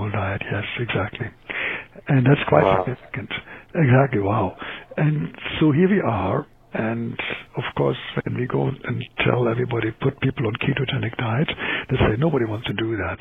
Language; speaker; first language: English; non-native, fluent; German